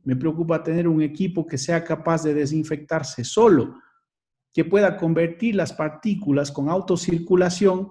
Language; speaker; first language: Spanish; native; Spanish